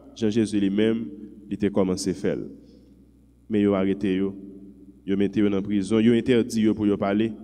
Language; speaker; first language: French; non-native, local second language; Haitian Creole